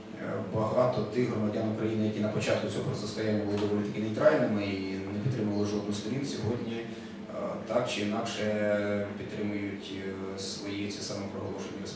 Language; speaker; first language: Ukrainian; native; Ukrainian